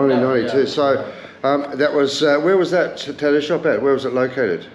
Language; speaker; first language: English; native; English